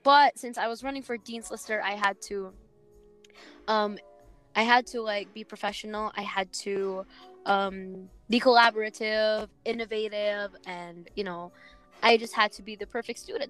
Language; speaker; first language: English; non-native, local second language; Filipino